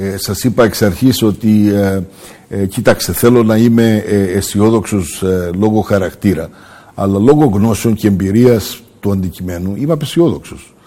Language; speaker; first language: Greek; early bilingual, heritage; Greek